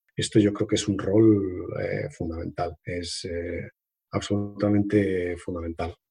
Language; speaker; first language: Spanish; native; Spanish